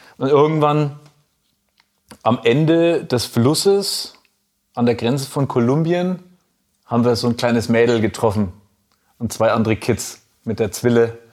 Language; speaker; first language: German; native; German